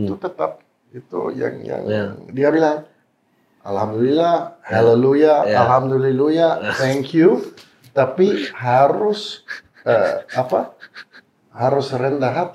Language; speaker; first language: Indonesian; non-native, fluent; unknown